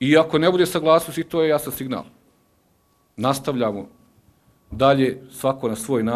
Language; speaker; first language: Croatian; native; Croatian